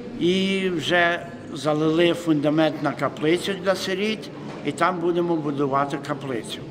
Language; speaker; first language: Ukrainian; early bilingual, heritage; Ukrainian